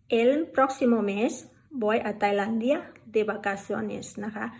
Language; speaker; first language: Spanish; non-native, fluent; Thai